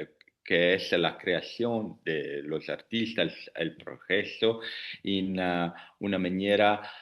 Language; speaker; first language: Spanish; non-native, learner; Italian